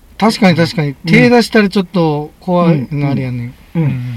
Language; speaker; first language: Japanese; native; Japanese